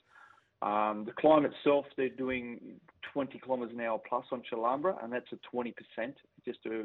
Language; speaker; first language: English; native; English